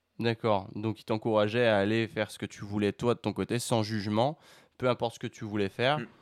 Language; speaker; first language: French; native; French